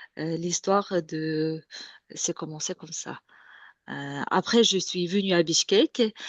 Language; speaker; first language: French; non-native, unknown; Kyrgyz